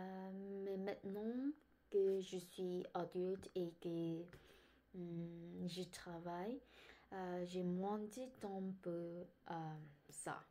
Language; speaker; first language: French; non-native, learner; Korean